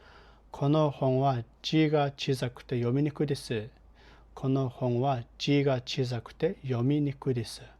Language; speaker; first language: Japanese; non-native, learner; Mongolian